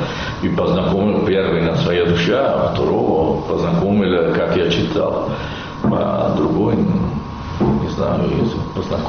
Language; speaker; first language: Russian; non-native, learner; Italian